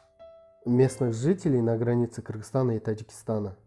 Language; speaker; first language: Russian; non-native, local second language; Kyrgyz